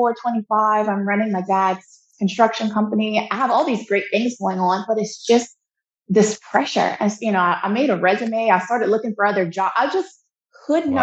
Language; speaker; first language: English; native; English